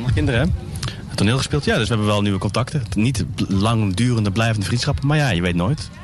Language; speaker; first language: Dutch; native; Dutch